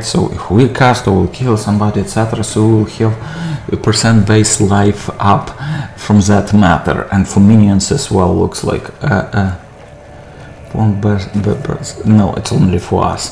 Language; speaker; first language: English; non-native, fluent; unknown